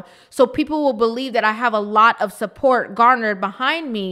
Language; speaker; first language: English; native; English